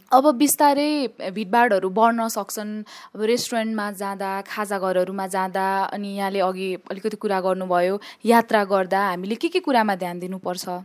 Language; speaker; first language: Nepali; native; Nepali